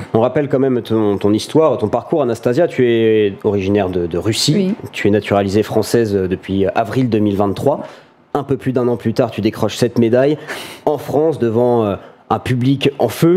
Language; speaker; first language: French; native; French